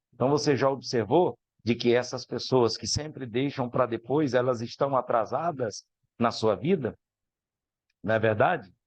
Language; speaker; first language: Portuguese; native; Portuguese